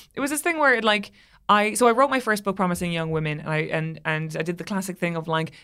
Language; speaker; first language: English; native; English